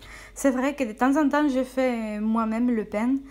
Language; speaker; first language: French; non-native, fluent; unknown